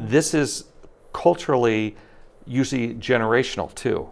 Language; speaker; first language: English; native; English